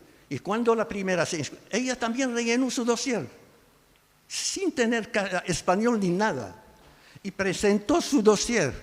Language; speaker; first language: Spanish; non-native, fluent; Arabic